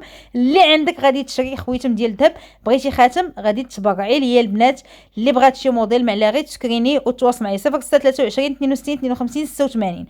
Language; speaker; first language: Arabic; native; Arabic